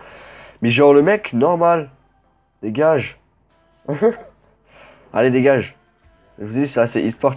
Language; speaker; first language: French; native; French